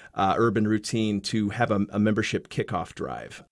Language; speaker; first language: English; native; English